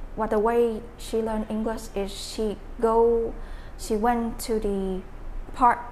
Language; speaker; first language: English; non-native, learner; Vietnamese